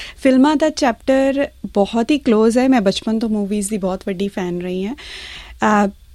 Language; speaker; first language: Punjabi; native; Punjabi